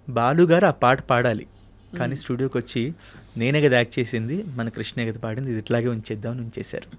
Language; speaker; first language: Telugu; native; Telugu